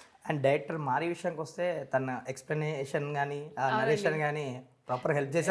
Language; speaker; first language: Telugu; native; Telugu